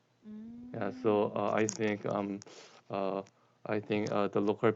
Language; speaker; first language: English; non-native, learner; Korean